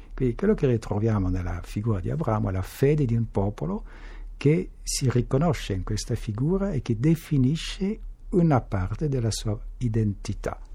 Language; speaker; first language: Italian; non-native, fluent; French